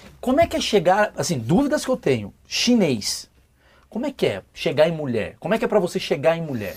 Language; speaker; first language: Portuguese; native; Portuguese